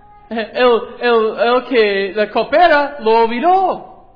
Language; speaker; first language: Spanish; non-native, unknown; English